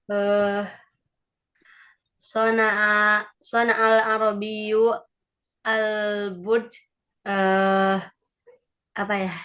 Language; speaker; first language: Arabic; non-native, learner; Indonesian